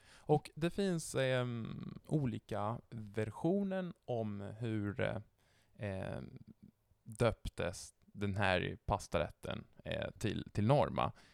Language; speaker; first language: Swedish; non-native, fluent; Italian